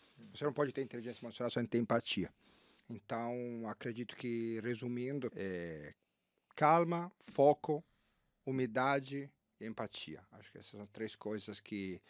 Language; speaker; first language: Portuguese; non-native, fluent; Italian